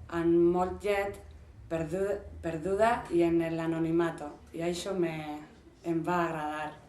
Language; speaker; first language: Catalan; non-native, learner; Spanish